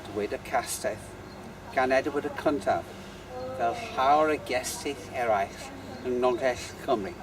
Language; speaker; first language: Welsh; non-native, learner; English